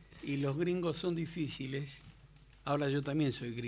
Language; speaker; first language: Spanish; native; Spanish